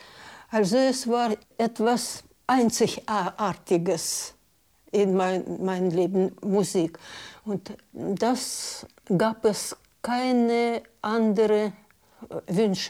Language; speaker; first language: German; non-native, learner; Russian